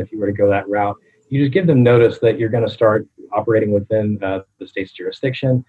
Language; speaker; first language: English; native; English